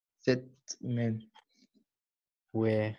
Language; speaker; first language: French; non-native, learner; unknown